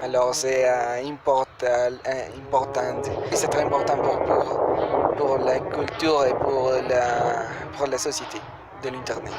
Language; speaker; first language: French; non-native, learner; Spanish